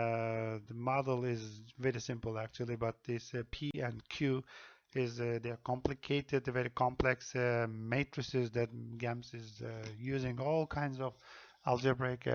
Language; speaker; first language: English; non-native, fluent; Turkish